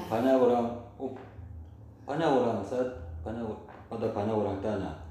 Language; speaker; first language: Indonesian; non-native, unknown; Korean